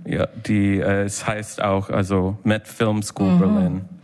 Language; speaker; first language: German; non-native, learner; English